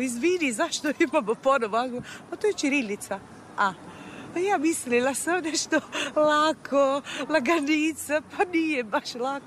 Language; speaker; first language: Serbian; non-native, fluent; Italian